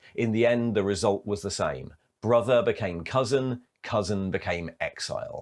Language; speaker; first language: English; native; English